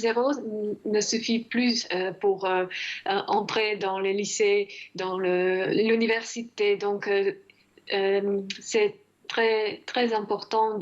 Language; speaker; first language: French; non-native, fluent; Croatian